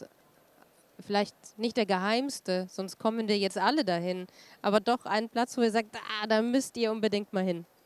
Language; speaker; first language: German; native; German